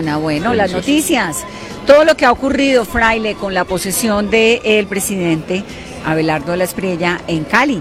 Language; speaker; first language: Spanish; native; Spanish